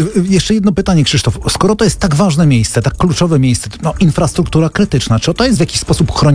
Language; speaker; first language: Polish; native; Polish